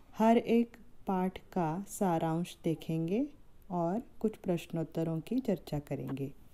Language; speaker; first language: Hindi; non-native, local second language; Marathi